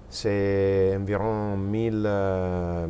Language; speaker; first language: French; non-native, fluent; Italian